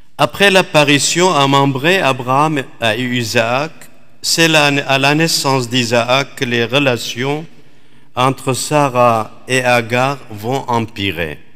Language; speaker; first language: French; non-native, fluent; Assyrian Neo-Aramaic